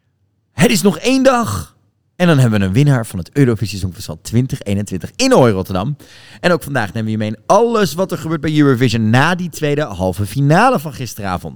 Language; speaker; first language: Dutch; native; Dutch